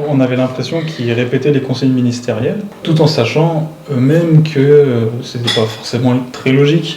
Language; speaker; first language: French; native; French